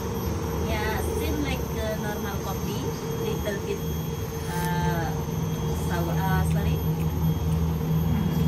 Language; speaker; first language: English; non-native, learner; Indonesian